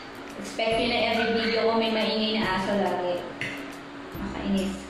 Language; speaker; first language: Filipino; native; Filipino